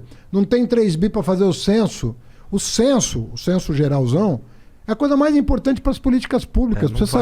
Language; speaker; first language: Portuguese; native; Portuguese